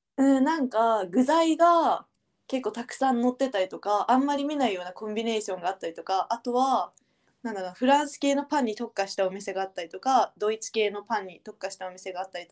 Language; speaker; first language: Japanese; native; Japanese